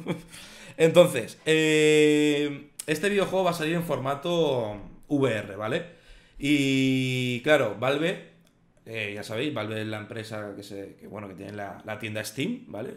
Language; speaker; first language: Spanish; native; Spanish